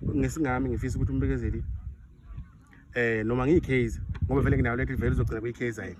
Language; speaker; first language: Zulu; native; Zulu